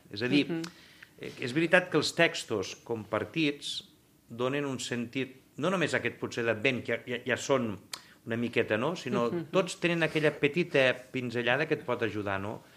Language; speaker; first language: Catalan; native; Catalan